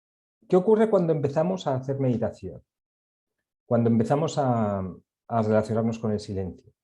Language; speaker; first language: Spanish; native; Spanish